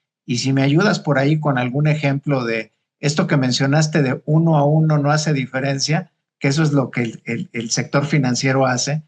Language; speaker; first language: Spanish; native; Spanish